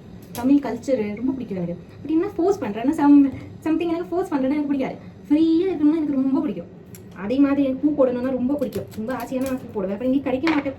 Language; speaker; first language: Tamil; non-native, learner; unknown